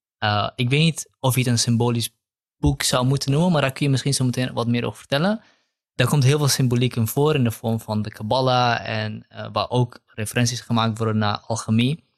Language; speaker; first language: Dutch; early bilingual, other home language; Kurdish